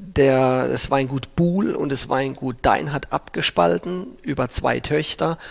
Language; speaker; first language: German; native; German